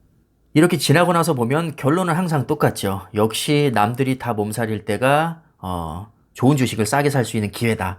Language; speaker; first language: Korean; native; Korean